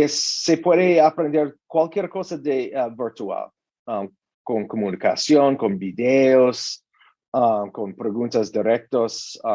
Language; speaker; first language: Spanish; non-native, learner; English